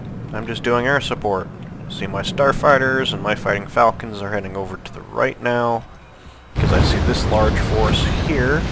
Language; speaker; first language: English; native; English